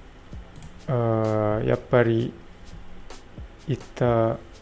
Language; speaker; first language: Japanese; non-native, learner; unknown